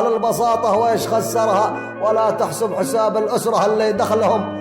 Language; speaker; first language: Arabic; native; Arabic